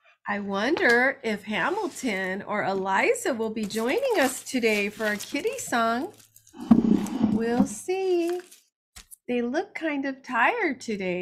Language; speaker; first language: English; native; English